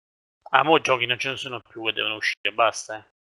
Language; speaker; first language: Italian; native; Italian